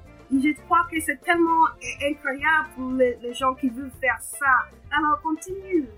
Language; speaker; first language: French; non-native, learner; English